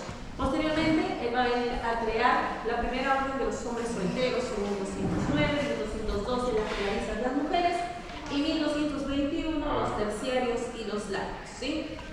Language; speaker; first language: Spanish; native; Spanish